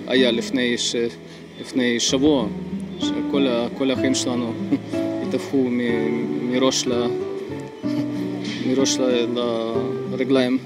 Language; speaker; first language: Hebrew; non-native, fluent; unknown